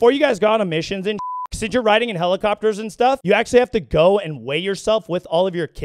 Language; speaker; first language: English; native; English